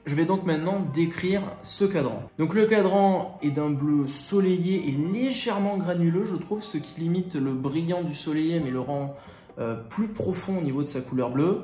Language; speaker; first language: French; native; French